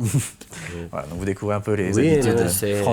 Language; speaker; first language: French; native; French